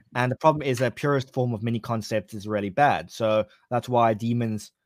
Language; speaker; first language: English; native; English